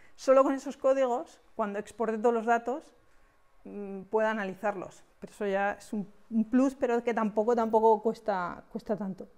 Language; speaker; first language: Spanish; native; Spanish